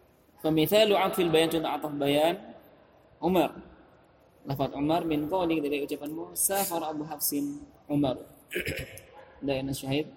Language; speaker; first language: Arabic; non-native, fluent; Indonesian